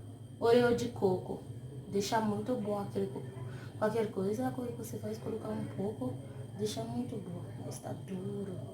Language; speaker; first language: Portuguese; non-native, learner; Haitian Creole